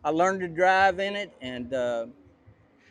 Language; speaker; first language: English; native; English